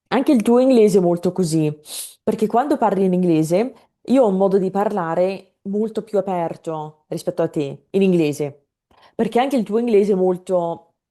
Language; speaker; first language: Italian; non-native, fluent; English